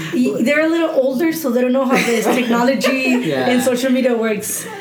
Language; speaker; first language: English; early bilingual, other home language; Spanish